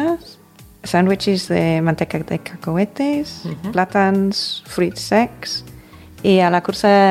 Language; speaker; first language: Catalan; non-native, fluent; English